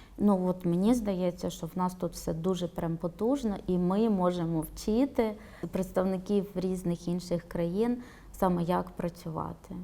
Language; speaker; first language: Ukrainian; non-native, local second language; Romany